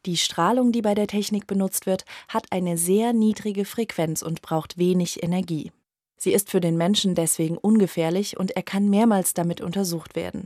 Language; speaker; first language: German; native; German